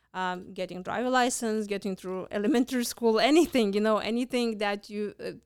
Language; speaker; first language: English; non-native, fluent; Lithuanian